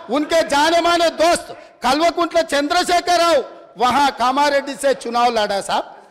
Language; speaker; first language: Hindi; non-native, local second language; Telugu